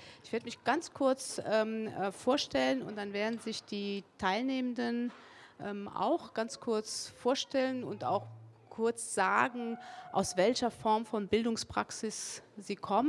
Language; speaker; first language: German; early bilingual, other home language; Spanish